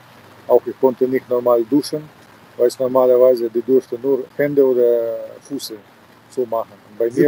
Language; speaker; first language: German; non-native, fluent; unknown